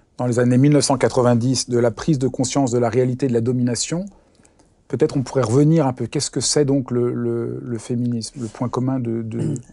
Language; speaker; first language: French; native; French